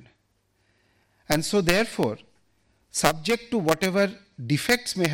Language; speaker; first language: English; non-native, local second language; Bangla